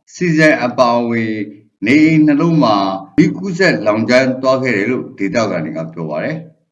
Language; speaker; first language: Burmese; native; Burmese